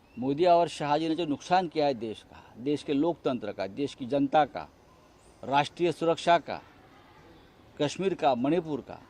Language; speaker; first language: Hindi; non-native, local second language; Marathi